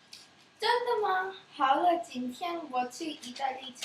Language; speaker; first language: Chinese; non-native, learner; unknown